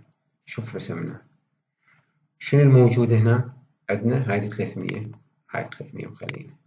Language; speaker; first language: Arabic; native; Arabic